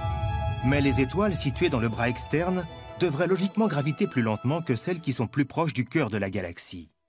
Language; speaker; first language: French; native; French